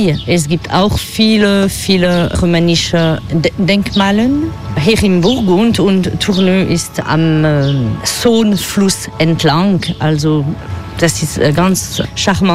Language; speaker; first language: German; non-native, fluent; French